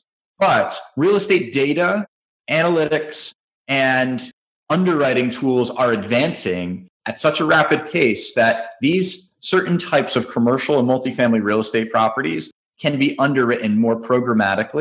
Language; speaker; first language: English; native; English